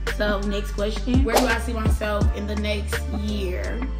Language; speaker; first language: English; native; English